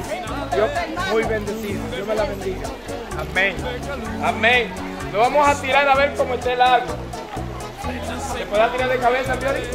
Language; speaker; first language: Spanish; native; Spanish